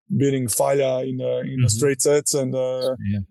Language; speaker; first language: English; non-native, fluent; Croatian